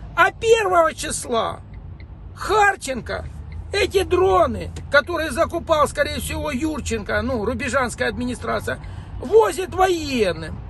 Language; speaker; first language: Russian; native; Russian